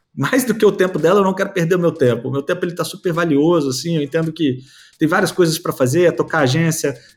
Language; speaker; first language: Portuguese; native; Portuguese